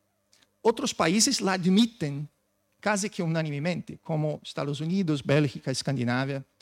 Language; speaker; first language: Spanish; non-native, fluent; Portuguese